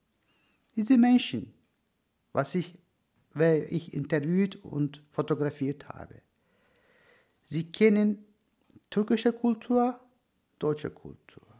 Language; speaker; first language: German; non-native, learner; Turkish